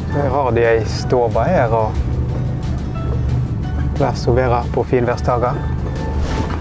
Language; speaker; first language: Norwegian; native; Norwegian